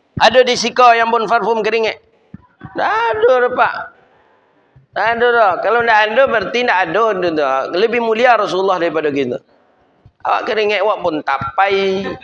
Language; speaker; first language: Malay; non-native, local second language; Minangkabau